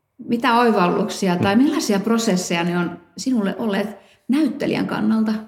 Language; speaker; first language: Finnish; native; Finnish